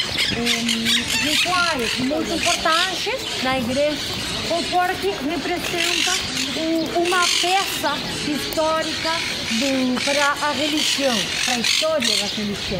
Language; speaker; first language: Portuguese; non-native, fluent; Spanish